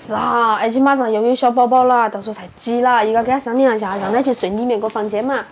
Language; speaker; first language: Chinese; native; Chinese